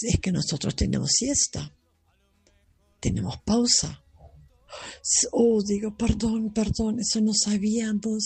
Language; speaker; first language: Spanish; non-native, fluent; German